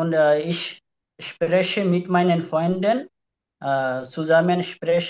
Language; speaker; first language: German; non-native, learner; Bangla